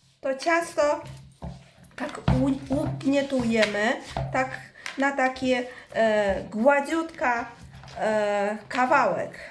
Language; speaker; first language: Polish; non-native, learner; Chinese